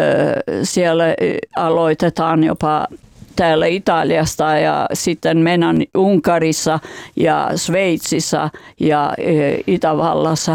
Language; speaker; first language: Finnish; non-native, fluent; Albanian